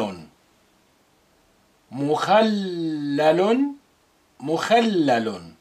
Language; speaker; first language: Arabic; non-native, fluent; English